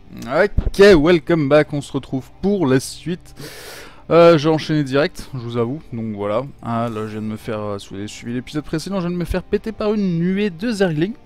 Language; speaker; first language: French; native; French